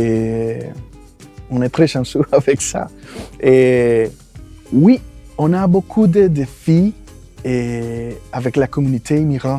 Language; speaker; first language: French; non-native, fluent; Spanish